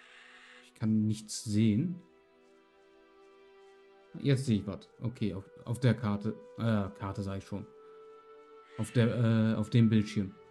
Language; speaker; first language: German; native; German